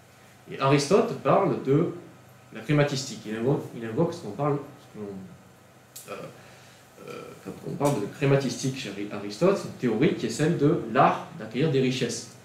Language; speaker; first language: French; native; French